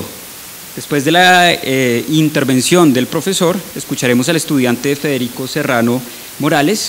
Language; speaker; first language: Spanish; native; Spanish